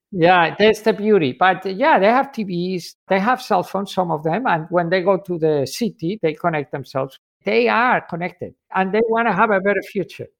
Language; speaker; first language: English; non-native, fluent; Spanish